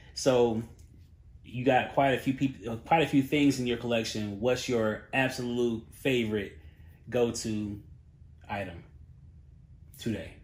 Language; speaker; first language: English; native; English